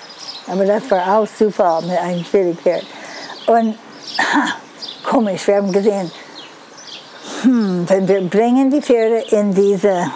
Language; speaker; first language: German; non-native, fluent; English